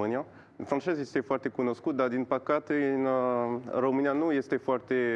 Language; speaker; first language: Romanian; non-native, learner; French